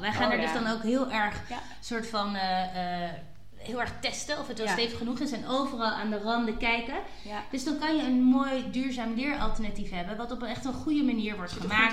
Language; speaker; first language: Dutch; native; Dutch